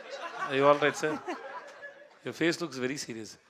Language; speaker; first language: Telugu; non-native, learner; Tamil